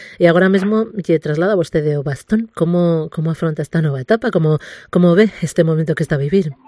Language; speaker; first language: Galician; native; Galician